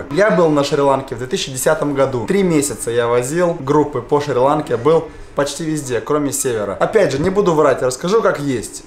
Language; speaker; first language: Russian; native; Russian